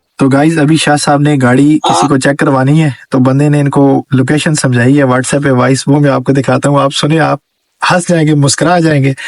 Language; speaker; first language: Urdu; non-native, local second language; Punjabi